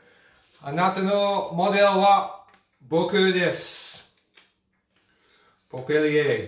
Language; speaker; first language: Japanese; non-native, learner; English